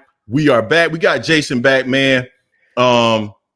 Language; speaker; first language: English; native; English